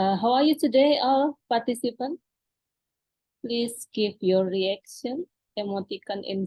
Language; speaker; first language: English; non-native, fluent; Indonesian